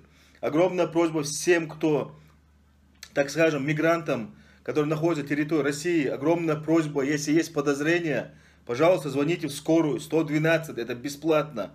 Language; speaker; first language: Russian; non-native, fluent; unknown